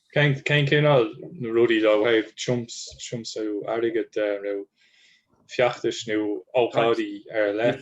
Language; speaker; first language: Irish; non-native, local second language; English